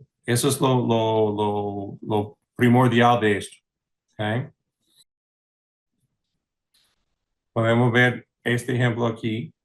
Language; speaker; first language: Spanish; early bilingual, heritage; English